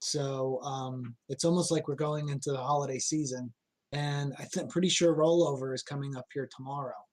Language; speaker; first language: English; native; English